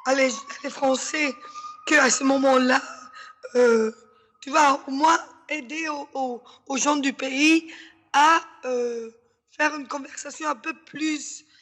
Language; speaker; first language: French; non-native, fluent; Spanish